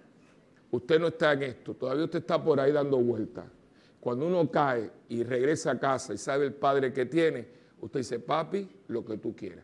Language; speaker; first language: Spanish; native; Spanish